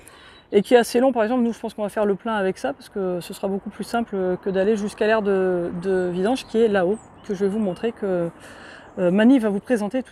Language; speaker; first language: French; native; French